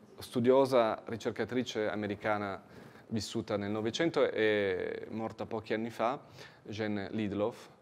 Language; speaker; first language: Italian; native; Italian